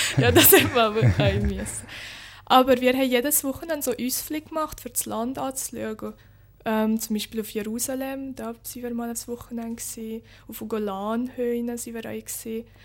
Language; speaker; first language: German; early bilingual, other home language; Bosnian